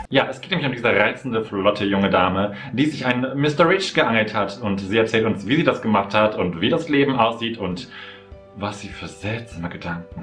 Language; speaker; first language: German; native; German